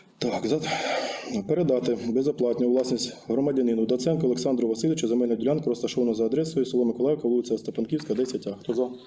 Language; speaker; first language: Ukrainian; native; Ukrainian